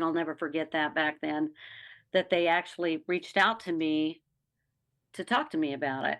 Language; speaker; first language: English; native; English